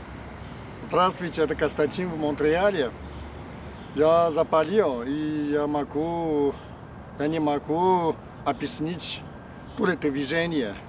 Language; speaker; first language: Russian; non-native, learner; Chinese